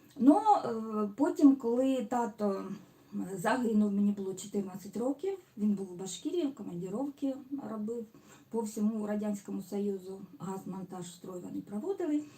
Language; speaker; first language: Ukrainian; non-native, local second language; Russian